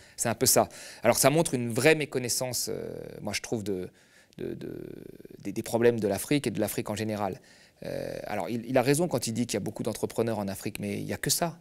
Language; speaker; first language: French; native; French